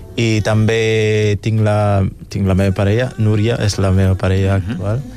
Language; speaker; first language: Catalan; non-native, fluent; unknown